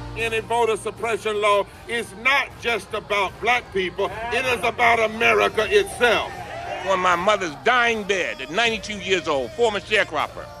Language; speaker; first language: English; native; English